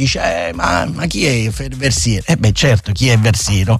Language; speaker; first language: Italian; native; Italian